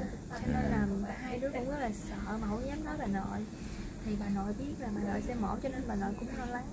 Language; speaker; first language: Vietnamese; native; Vietnamese